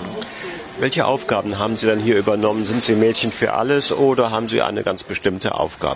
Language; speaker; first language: German; native; German